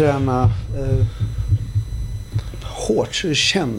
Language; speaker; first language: Swedish; early bilingual, other home language; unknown